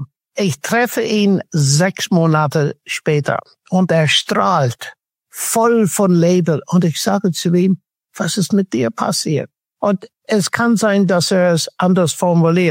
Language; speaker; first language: German; non-native, fluent; English